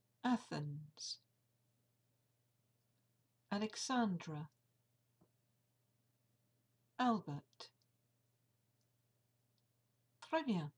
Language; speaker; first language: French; non-native, fluent; English